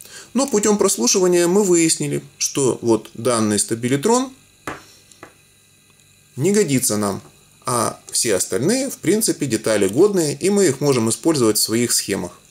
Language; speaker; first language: Russian; native; Russian